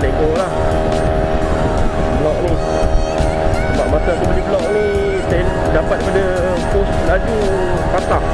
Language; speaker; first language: Malay; native; Malay